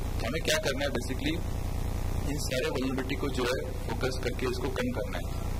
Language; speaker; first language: Hindi; non-native, local second language; Marathi